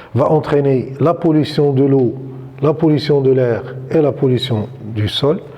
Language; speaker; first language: French; non-native, local second language; Arabic